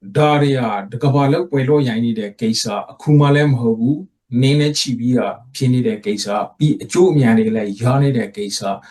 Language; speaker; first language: Burmese; native; Burmese